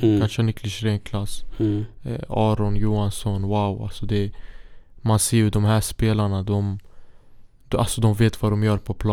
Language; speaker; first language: Swedish; early bilingual, other home language; Syriac